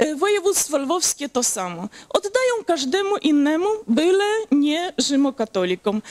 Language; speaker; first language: Polish; early bilingual, heritage; Polish